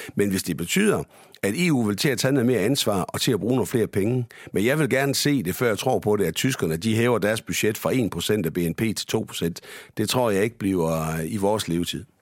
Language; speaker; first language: Danish; native; Danish